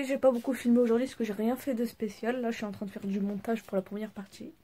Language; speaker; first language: French; native; French